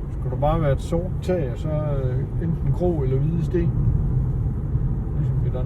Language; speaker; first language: Danish; native; Danish